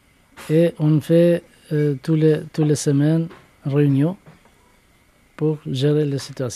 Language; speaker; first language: French; non-native, learner; Albanian